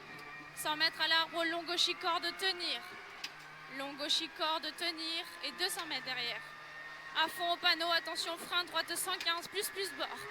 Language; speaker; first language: French; native; French